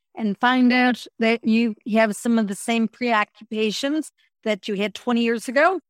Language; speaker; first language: English; native; English